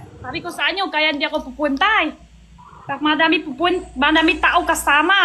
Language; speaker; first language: Filipino; non-native, learner; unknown